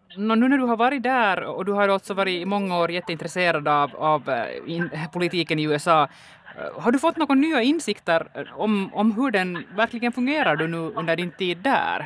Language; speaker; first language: Swedish; native; Swedish